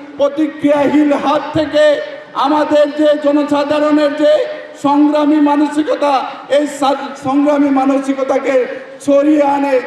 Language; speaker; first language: Bangla; non-native, learner; Assamese